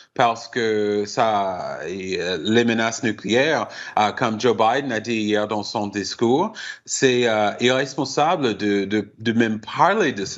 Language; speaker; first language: French; non-native, fluent; English